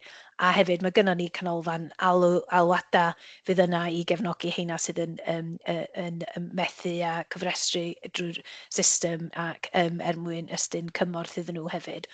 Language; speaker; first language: Welsh; native; Welsh